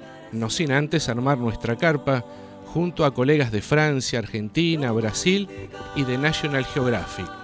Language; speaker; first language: Spanish; native; Spanish